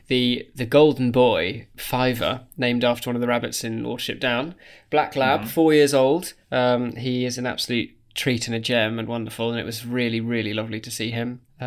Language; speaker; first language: English; native; English